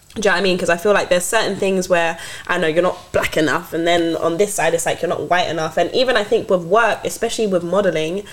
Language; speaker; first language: English; native; English